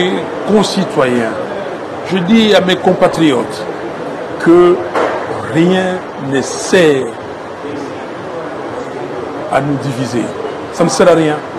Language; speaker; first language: French; non-native, local second language; Lingala